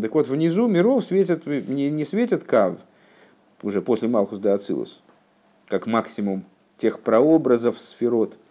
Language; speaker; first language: Russian; native; Russian